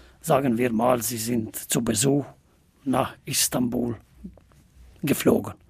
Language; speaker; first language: German; non-native, fluent; Albanian